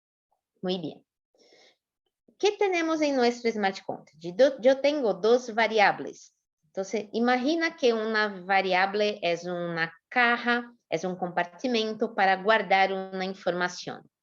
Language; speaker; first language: Spanish; non-native, fluent; Portuguese